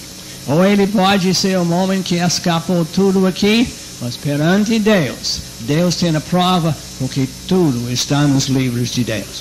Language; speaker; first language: Portuguese; non-native, fluent; English